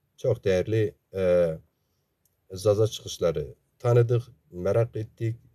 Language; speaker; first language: Turkish; non-native, local second language; Zaza